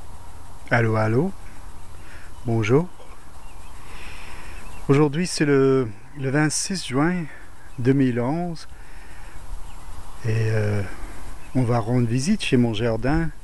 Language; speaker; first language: French; non-native, learner; English